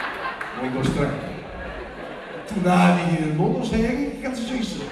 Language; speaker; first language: Italian; native; Italian